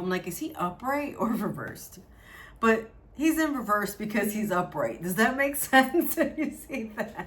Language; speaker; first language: English; native; English